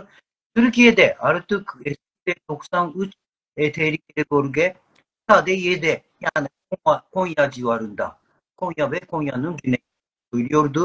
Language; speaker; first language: Turkish; non-native, learner; Japanese